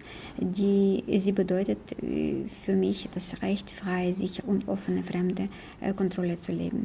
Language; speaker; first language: German; non-native, fluent; Ukrainian